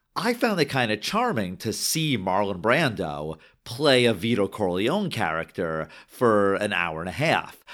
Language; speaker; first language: English; native; English